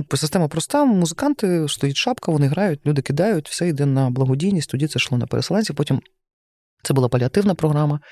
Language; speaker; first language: Ukrainian; native; Ukrainian